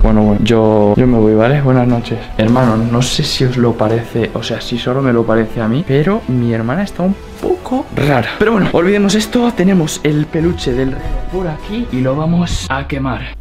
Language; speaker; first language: Spanish; native; Spanish